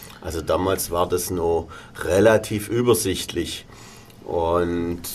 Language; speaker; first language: German; native; German